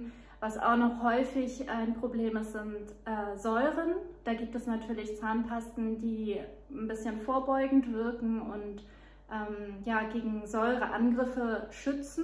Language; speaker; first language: German; native; German